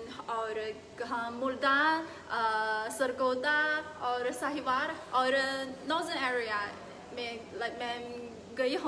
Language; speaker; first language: Hindi; non-native, fluent; Chinese